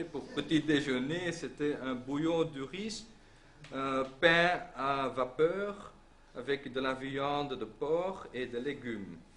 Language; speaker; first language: French; non-native, local second language; Dutch